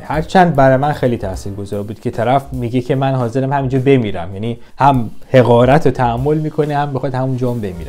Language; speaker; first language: Persian; native; Persian